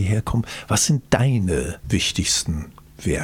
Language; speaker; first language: German; native; German